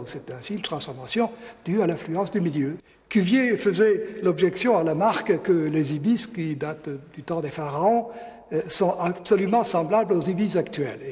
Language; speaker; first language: French; native; French